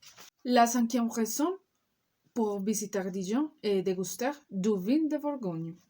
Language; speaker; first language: French; non-native, learner; Spanish